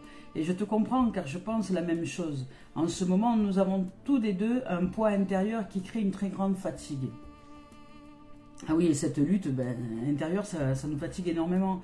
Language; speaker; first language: French; native; French